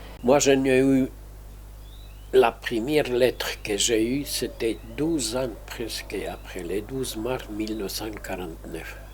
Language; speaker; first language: French; non-native, fluent; Spanish